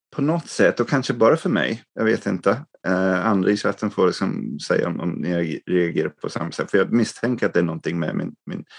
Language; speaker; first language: Swedish; non-native, fluent; English